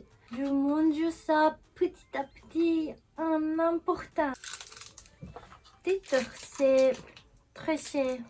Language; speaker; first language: French; non-native, learner; Japanese